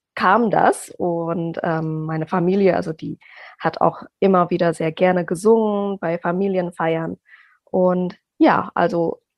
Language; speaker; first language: German; non-native, fluent; Indonesian